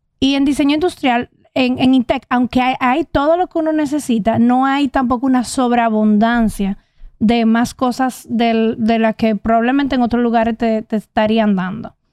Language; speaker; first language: Spanish; native; Spanish